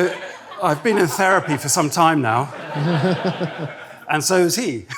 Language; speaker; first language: English; native; English